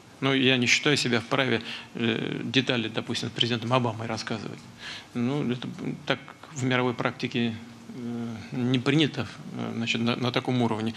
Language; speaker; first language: Russian; native; Russian